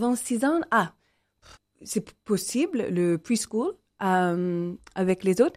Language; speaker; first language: French; non-native, learner; English